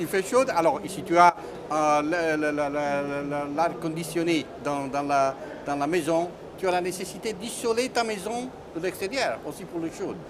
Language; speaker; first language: French; non-native, fluent; Italian